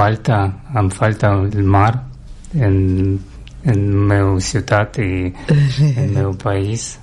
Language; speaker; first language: Catalan; non-native, learner; Russian